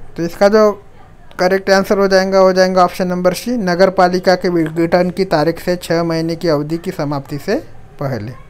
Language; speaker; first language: Hindi; non-native, local second language; Marathi